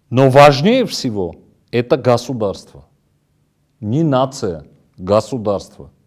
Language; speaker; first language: Russian; non-native, local second language; Armenian